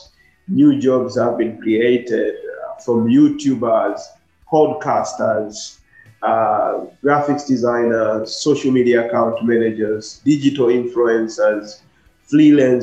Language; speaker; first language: English; non-native, local second language; Swahili